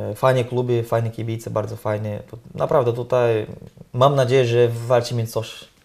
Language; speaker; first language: Polish; non-native, fluent; Portuguese